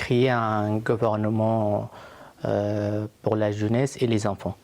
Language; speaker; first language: French; non-native, fluent; Arabic